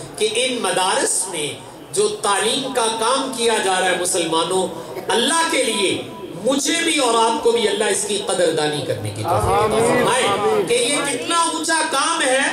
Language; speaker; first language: Urdu; non-native, local second language; Punjabi